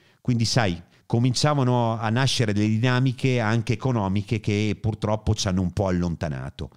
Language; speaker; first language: Italian; native; Italian